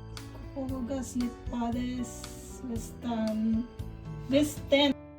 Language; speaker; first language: Japanese; non-native, fluent; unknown